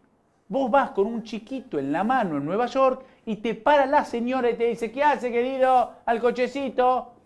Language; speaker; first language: Spanish; native; Spanish